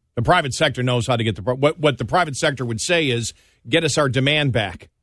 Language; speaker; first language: English; native; English